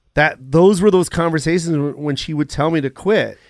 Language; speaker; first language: English; early bilingual, other home language; Filipino